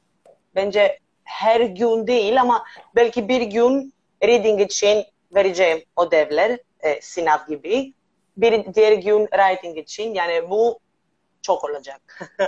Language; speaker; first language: Turkish; non-native, learner; Greek